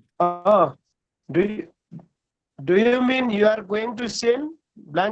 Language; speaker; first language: English; non-native, learner; Nepali